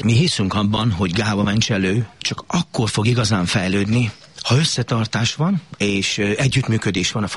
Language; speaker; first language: Hungarian; native; Hungarian